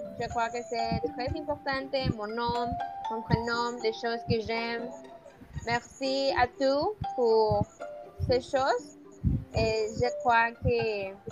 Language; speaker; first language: French; non-native, learner; Spanish